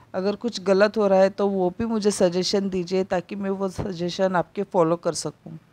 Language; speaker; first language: Hindi; non-native, local second language; Marathi